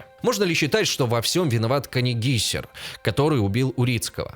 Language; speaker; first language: Russian; native; Russian